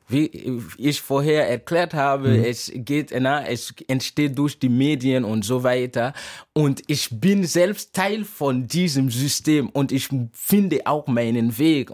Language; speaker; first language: German; non-native, fluent; Mossi